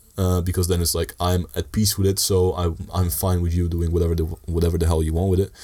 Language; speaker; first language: English; early bilingual, heritage; Dutch